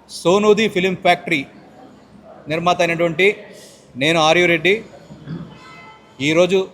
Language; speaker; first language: Telugu; native; Telugu